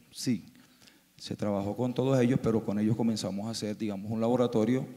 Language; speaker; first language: Spanish; native; Spanish